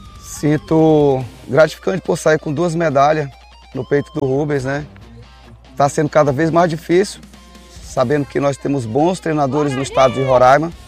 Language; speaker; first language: Portuguese; native; Portuguese